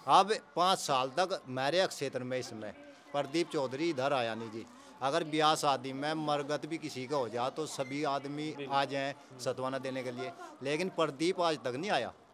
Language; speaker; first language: Hindi; native; Hindi